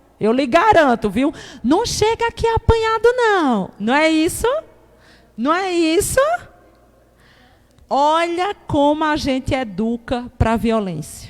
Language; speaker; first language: Portuguese; native; Portuguese